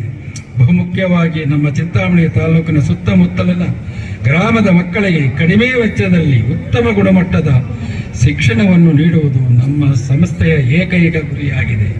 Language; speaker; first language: Kannada; native; Kannada